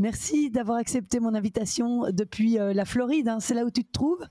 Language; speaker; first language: French; native; French